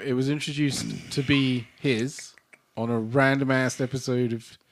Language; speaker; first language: English; native; English